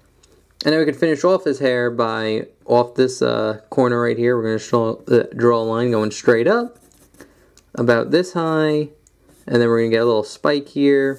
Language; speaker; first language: English; native; English